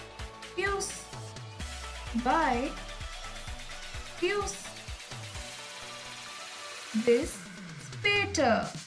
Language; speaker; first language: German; non-native, learner; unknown